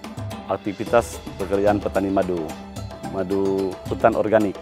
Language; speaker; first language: Indonesian; native; Indonesian